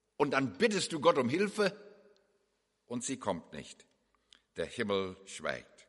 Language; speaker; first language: German; early bilingual, heritage; English